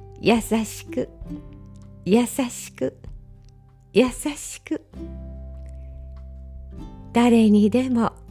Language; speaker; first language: Japanese; native; Japanese